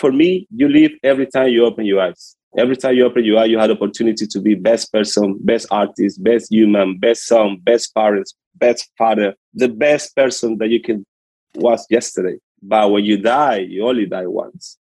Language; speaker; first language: English; non-native, learner; Spanish